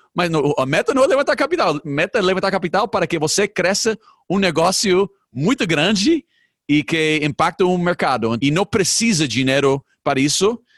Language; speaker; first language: Portuguese; non-native, fluent; English